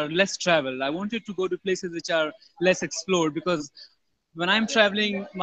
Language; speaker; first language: English; non-native, local second language; Hindi